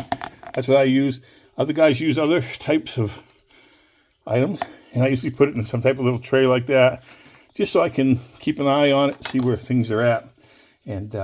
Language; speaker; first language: English; native; English